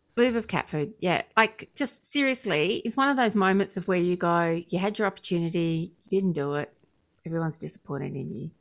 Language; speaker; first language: English; native; English